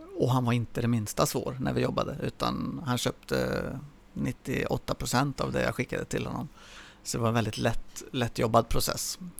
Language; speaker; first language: Swedish; early bilingual, other home language; Spanish